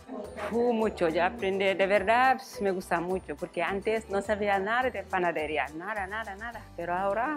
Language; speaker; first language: Spanish; non-native, learner; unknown